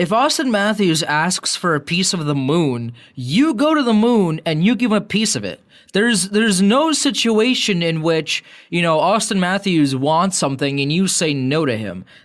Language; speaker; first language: English; native; English